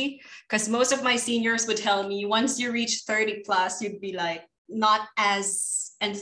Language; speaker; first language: English; non-native, local second language; Filipino